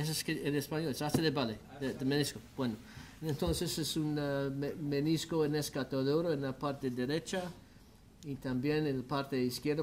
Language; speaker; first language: Spanish; non-native, learner; English